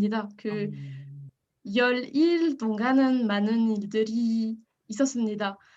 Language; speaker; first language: Korean; non-native, learner; French